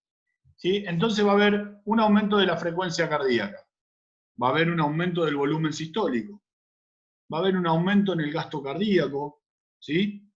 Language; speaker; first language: Spanish; native; Spanish